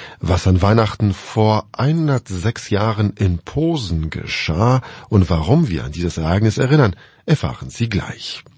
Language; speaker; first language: German; non-native, fluent; Polish